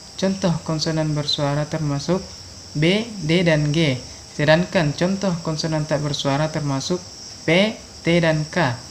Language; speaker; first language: Indonesian; native; Indonesian